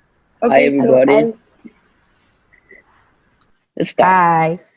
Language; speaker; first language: English; non-native, learner; French